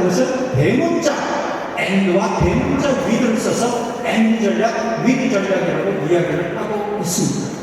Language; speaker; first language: Korean; native; Korean